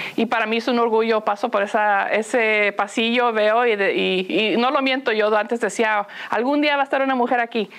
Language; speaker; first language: Spanish; early bilingual, heritage; Spanish